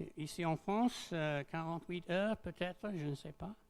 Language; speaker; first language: French; non-native, learner; English